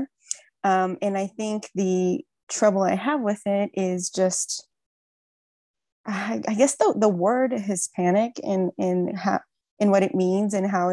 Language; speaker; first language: English; non-native, fluent; Portuguese